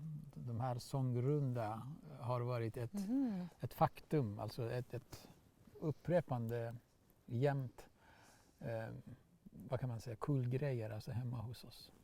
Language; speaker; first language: Swedish; non-native, fluent; Baluchi